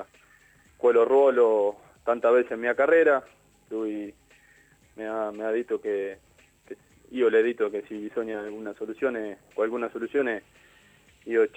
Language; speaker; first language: Italian; non-native, learner; Spanish